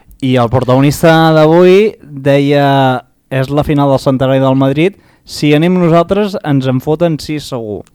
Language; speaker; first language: Catalan; native; Catalan